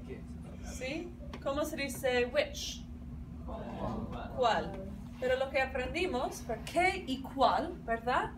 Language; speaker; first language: Spanish; non-native, fluent; English